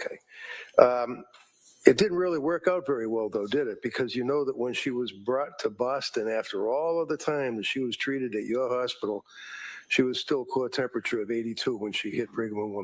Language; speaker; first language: English; native; English